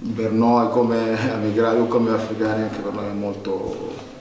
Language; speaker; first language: Italian; non-native, learner; Arabic